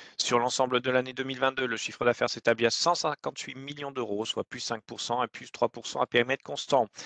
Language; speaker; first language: French; native; French